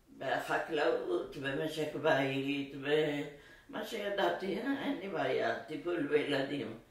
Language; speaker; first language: Hebrew; non-native, fluent; Arabic